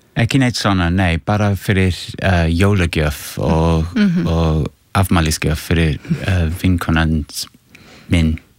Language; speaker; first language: Icelandic; non-native, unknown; English